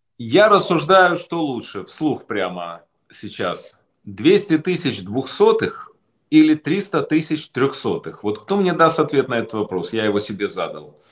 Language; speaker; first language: Russian; native; Russian